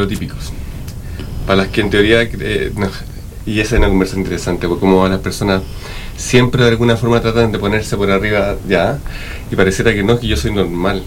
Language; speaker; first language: Spanish; native; Spanish